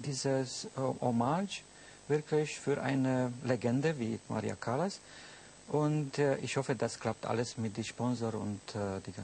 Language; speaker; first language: German; non-native, fluent; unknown